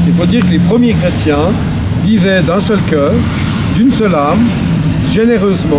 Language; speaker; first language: French; native; French